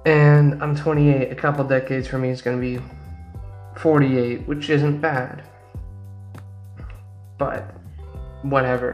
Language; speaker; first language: English; native; English